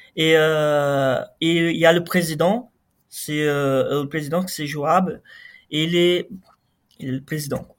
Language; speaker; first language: French; non-native, fluent; Portuguese